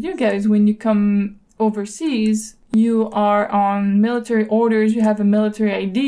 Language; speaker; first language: English; non-native, fluent; French